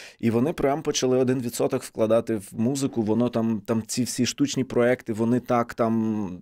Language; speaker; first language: Ukrainian; non-native, local second language; Russian